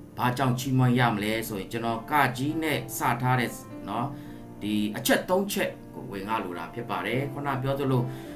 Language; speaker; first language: Burmese; non-native, local second language; Tedim Chin